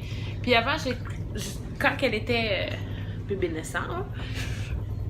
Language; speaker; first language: French; native; French